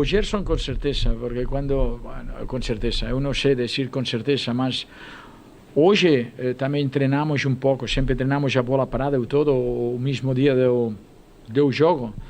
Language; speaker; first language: Portuguese; non-native, fluent; Spanish